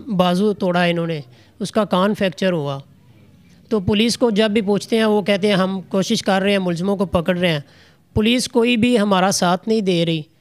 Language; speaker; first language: Urdu; non-native, local second language; Punjabi